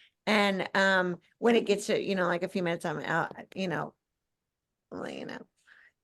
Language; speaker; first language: English; native; English